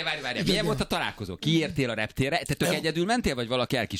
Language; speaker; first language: Hungarian; native; Hungarian